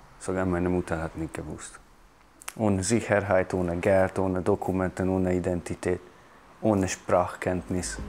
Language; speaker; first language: German; non-native, fluent; Hungarian